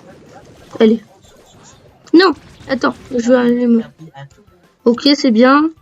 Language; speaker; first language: French; native; French